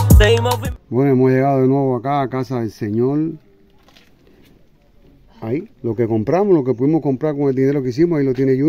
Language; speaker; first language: Spanish; native; Spanish